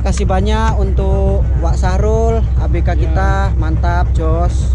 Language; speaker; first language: Malay; native; Malay